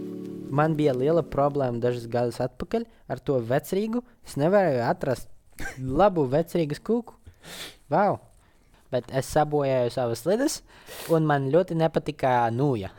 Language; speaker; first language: Latvian; non-native, local second language; Russian